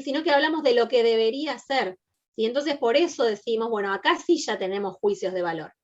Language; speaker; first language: Spanish; native; Spanish